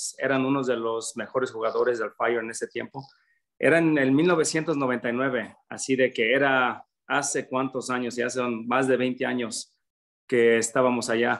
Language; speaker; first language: Spanish; early bilingual, other home language; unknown